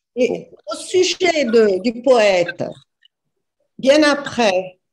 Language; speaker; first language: French; non-native, fluent; Portuguese